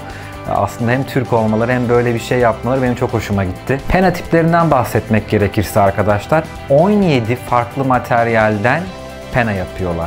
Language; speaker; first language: Turkish; native; Turkish